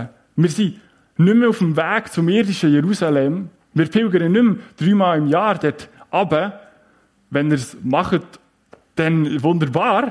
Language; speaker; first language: German; native; German